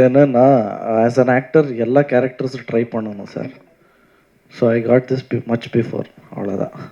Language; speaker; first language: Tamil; non-native, local second language; Kannada